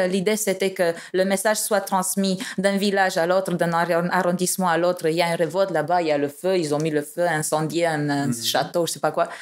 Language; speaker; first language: French; non-native, fluent; Romanian